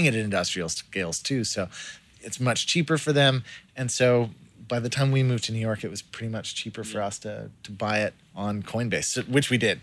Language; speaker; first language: English; native; English